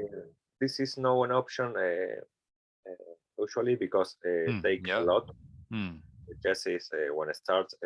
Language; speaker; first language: English; non-native, learner; Spanish